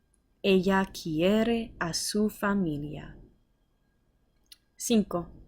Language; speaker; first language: Spanish; non-native, fluent; English